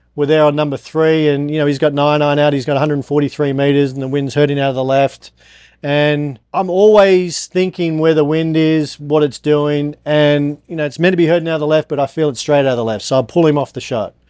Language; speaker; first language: English; native; English